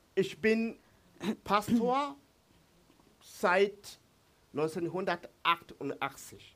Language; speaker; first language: German; non-native, learner; Swahili